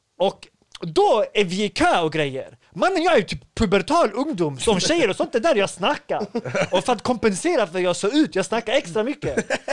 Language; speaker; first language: Swedish; early bilingual, other home language; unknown